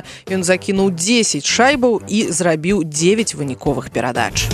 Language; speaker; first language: Belarusian; native; Belarusian